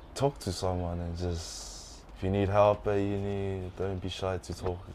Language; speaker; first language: English; early bilingual, other home language; Tongan